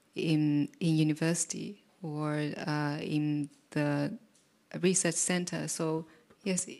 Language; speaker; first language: English; non-native, fluent; Japanese